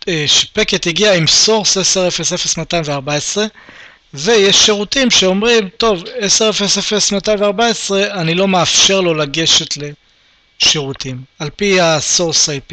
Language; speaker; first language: Hebrew; native; Hebrew